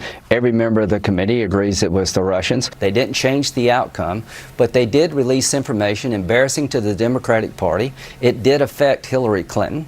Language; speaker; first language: English; native; English